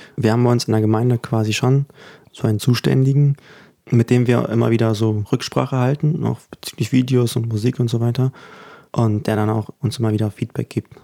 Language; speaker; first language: German; early bilingual, other home language; Ukrainian